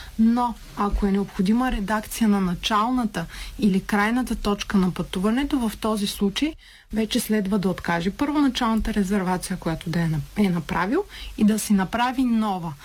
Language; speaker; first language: Bulgarian; native; Bulgarian